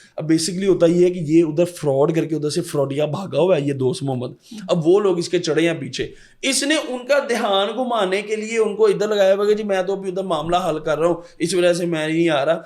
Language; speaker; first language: Urdu; non-native, local second language; Punjabi